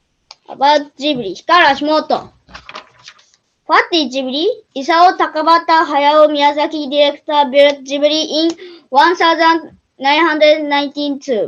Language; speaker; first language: English; non-native, learner; Japanese